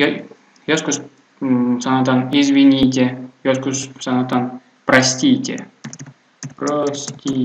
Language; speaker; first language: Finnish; non-native, fluent; Russian